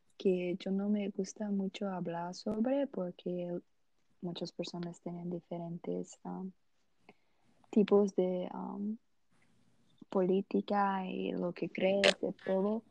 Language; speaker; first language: Spanish; non-native, learner; Portuguese